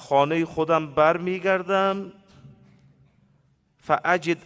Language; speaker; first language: Persian; native; Persian